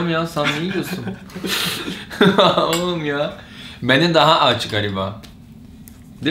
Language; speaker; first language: Turkish; non-native, fluent; Portuguese